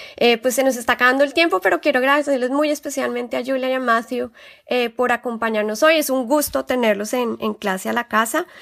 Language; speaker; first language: Spanish; native; Spanish